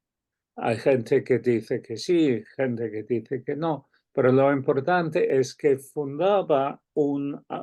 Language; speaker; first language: Spanish; non-native, fluent; English